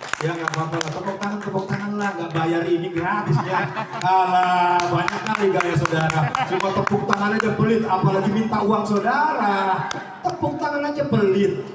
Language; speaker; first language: Indonesian; native; Indonesian